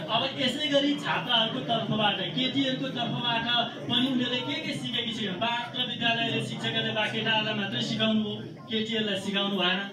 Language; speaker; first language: Nepali; native; Nepali